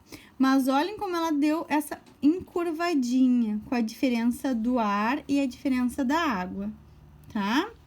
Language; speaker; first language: Portuguese; native; Portuguese